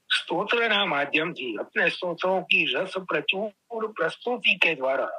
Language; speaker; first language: Hindi; non-native, local second language; Gujarati